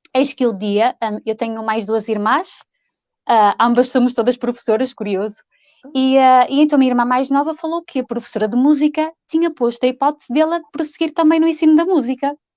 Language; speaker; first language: Portuguese; native; Portuguese